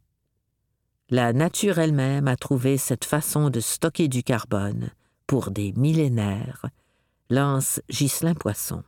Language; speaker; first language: French; native; French